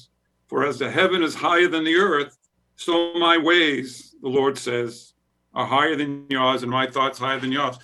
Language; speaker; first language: English; native; English